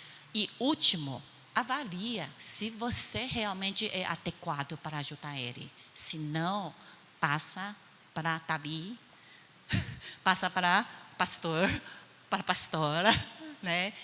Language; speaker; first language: Portuguese; non-native, fluent; Chinese